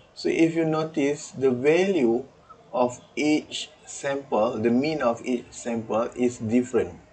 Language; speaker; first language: English; non-native, local second language; Malay